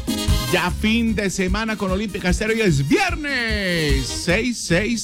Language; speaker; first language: Spanish; native; Spanish